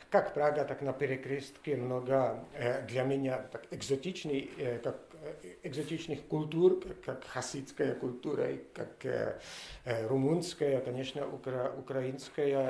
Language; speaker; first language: Russian; non-native, learner; Czech